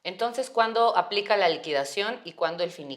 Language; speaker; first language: Spanish; native; Spanish